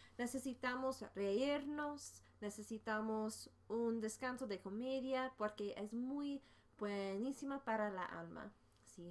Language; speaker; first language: Spanish; non-native, fluent; English